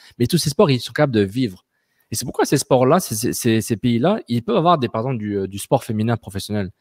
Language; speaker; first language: French; native; French